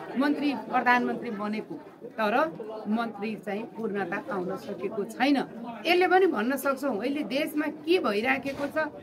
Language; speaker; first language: Nepali; non-native, local second language; Maithili